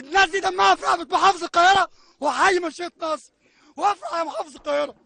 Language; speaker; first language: Arabic; native; Arabic